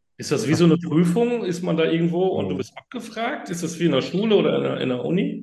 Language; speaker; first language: German; native; German